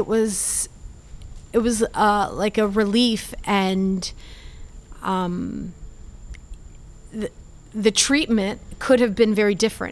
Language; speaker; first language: English; early bilingual, other home language; Spanish